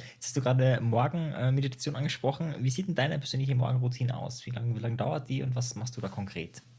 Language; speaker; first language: German; native; German